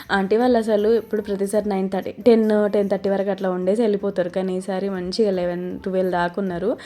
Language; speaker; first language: Telugu; native; Telugu